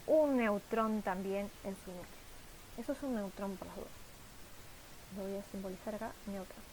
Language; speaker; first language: Spanish; native; Spanish